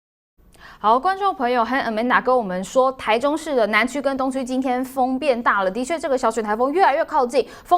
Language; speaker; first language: Chinese; native; Chinese